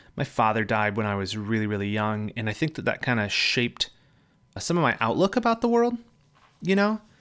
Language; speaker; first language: English; native; English